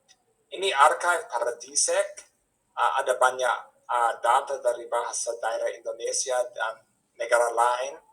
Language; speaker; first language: Indonesian; non-native, fluent; English